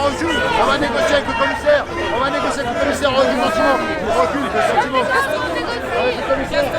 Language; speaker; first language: French; native; French